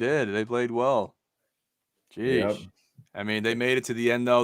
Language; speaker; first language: English; native; English